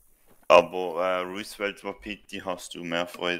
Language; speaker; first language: German; native; German